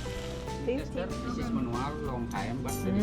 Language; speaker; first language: English; non-native, learner; Indonesian